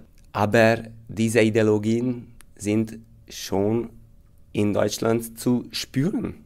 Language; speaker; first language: German; non-native, fluent; Hungarian